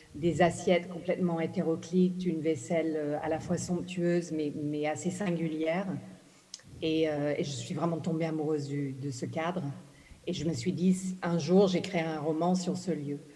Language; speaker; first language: French; early bilingual, other home language; English